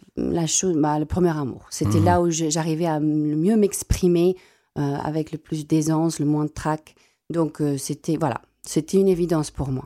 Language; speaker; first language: French; non-native, fluent; Afrikaans